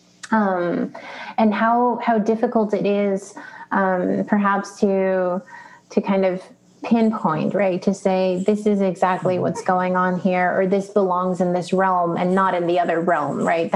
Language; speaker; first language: English; early bilingual, other home language; Spanish